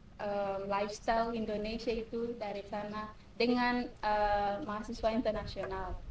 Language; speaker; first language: Indonesian; non-native, learner; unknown